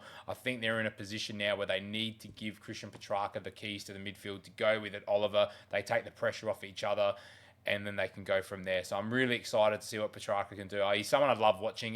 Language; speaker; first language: English; native; English